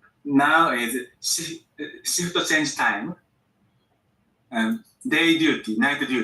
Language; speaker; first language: English; non-native, learner; Japanese